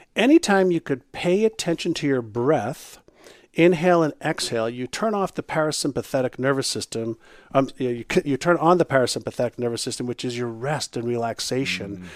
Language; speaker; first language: English; non-native, fluent; Hebrew